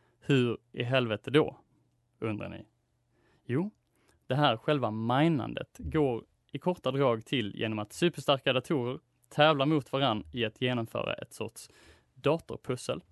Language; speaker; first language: Swedish; native; Swedish